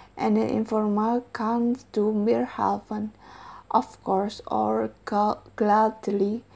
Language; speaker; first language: German; non-native, learner; Indonesian